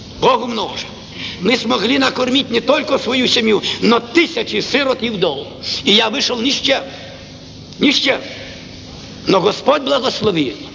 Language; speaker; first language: Russian; non-native, local second language; Ukrainian